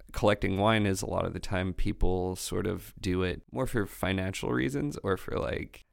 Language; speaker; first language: English; non-native, fluent; French